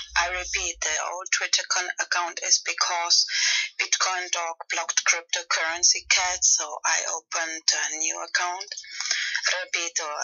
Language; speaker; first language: English; non-native, fluent; Spanish